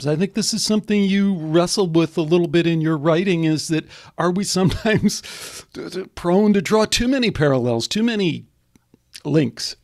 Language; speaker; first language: English; native; English